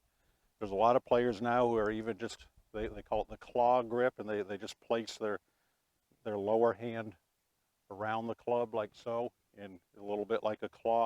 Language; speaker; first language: English; native; English